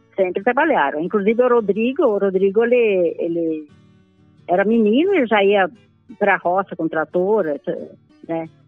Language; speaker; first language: Portuguese; non-native, local second language; Italian